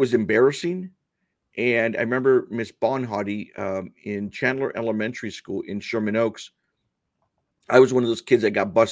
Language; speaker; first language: English; early bilingual, other home language; Spanish